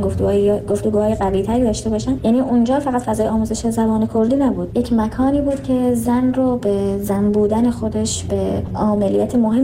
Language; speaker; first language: Persian; non-native, local second language; Kurdish